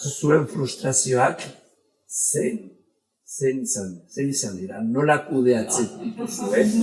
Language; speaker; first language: Basque; non-native, local second language; Spanish